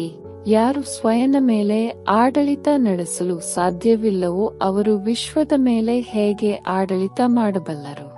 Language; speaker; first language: Kannada; native; Kannada